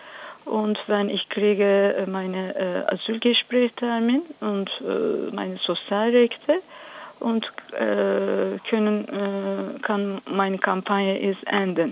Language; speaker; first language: German; non-native, learner; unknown